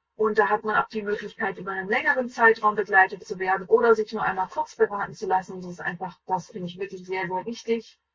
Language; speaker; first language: German; native; German